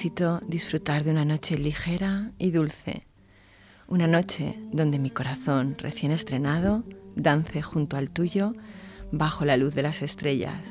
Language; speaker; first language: Spanish; native; Spanish